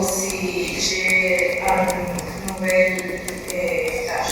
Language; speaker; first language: French; non-native, learner; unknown